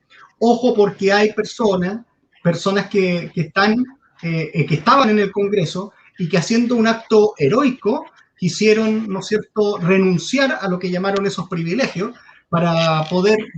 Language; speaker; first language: Spanish; native; Spanish